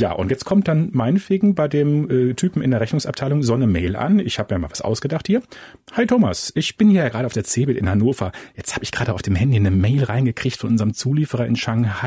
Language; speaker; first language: German; native; German